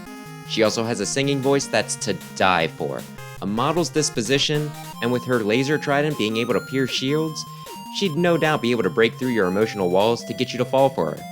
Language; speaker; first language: English; native; English